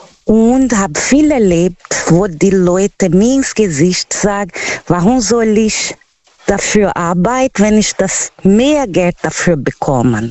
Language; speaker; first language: German; non-native, fluent; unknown